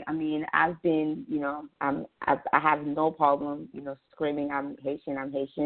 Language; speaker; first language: English; non-native, fluent; Haitian Creole